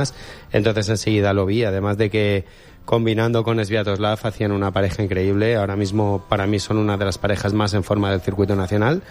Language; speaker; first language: Spanish; native; Spanish